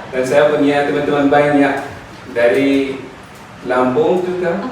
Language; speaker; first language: Indonesian; non-native, learner; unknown